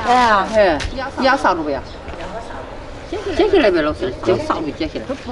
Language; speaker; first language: Chinese; native; Chinese